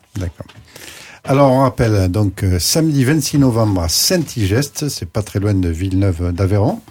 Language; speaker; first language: French; native; French